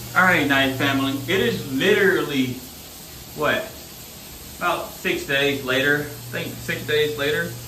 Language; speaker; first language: English; native; English